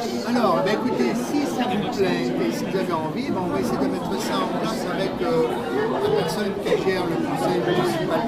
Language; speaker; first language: French; native; French